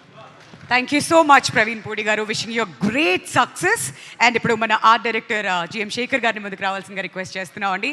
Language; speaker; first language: Telugu; native; Telugu